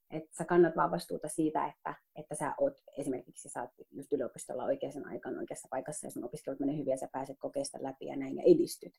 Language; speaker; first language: Finnish; early bilingual, other home language; Somali